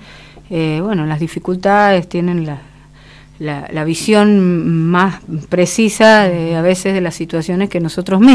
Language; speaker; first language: Spanish; native; Spanish